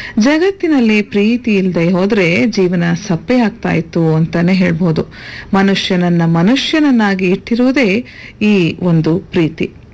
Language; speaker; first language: Kannada; native; Kannada